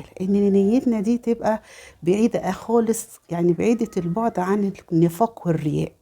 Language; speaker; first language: Arabic; native; Arabic